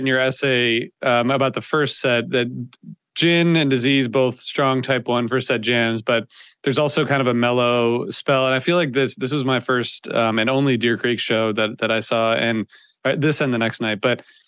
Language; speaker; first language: English; native; English